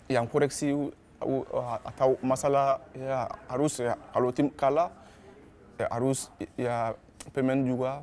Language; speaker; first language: Indonesian; non-native, learner; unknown